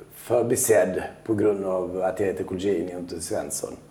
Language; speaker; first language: Swedish; early bilingual, other home language; Albanian